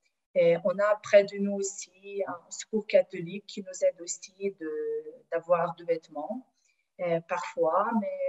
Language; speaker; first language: French; non-native, fluent; Ukrainian